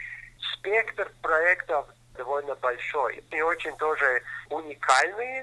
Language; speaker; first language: Russian; non-native, local second language; Latvian